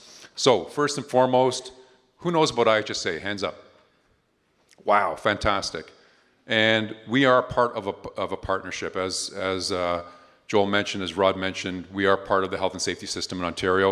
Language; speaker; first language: English; native; English